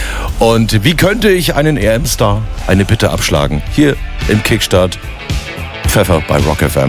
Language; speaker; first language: German; native; German